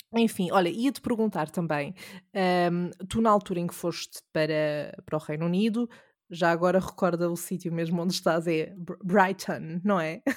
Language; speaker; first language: Portuguese; native; Portuguese